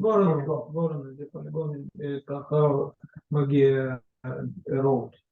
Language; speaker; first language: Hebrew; non-native, learner; Russian